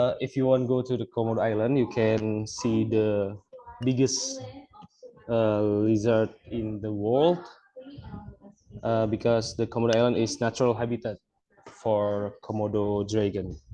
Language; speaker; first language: English; non-native, local second language; Indonesian